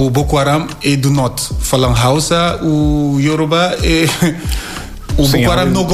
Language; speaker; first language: Portuguese; non-native, learner; Yoruba